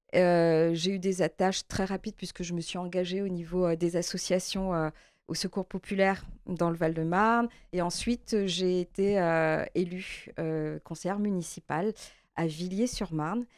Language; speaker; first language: French; native; French